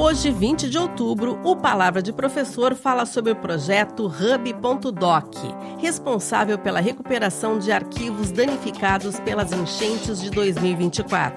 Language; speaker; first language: Portuguese; native; Portuguese